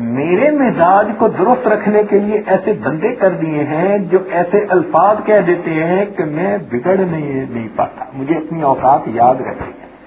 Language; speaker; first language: Urdu; non-native, local second language; Punjabi